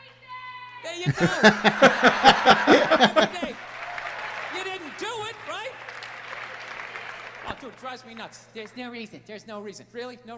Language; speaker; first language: English; native; English